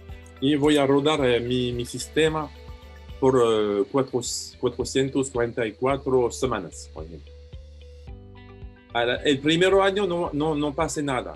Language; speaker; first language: Spanish; non-native, fluent; French